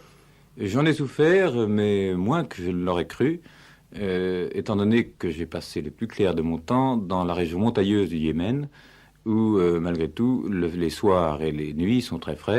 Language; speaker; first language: French; native; French